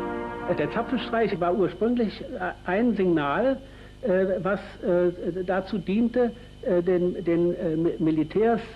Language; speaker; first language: German; native; German